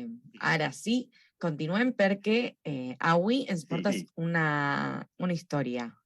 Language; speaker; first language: Catalan; non-native, local second language; Spanish